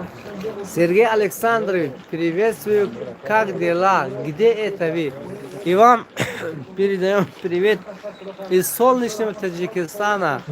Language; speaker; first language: Russian; non-native, local second language; Tajik